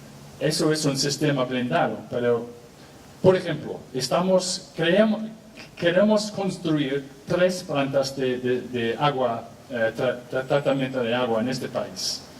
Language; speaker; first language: Spanish; non-native, fluent; English